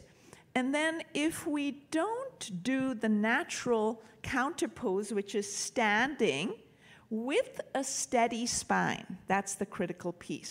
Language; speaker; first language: English; native; English